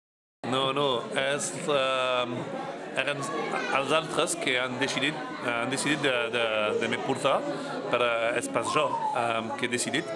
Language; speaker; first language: Catalan; non-native, local second language; French